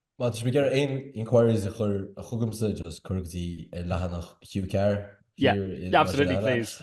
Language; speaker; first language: Irish; native; Irish